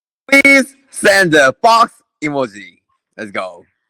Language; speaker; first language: English; non-native, learner; Korean